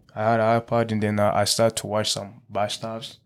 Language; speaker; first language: English; early bilingual, other home language; Kinyarwanda